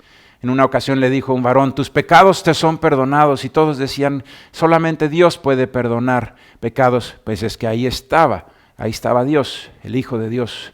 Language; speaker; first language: Spanish; native; Spanish